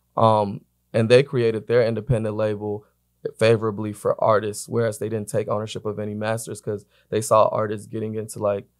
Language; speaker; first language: English; native; English